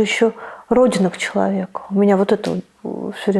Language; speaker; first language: Russian; native; Russian